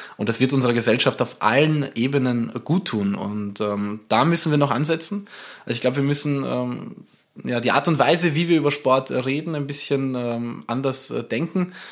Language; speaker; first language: German; early bilingual, other home language; Romanian